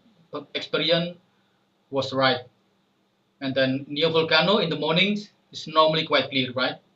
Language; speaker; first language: English; non-native, fluent; Indonesian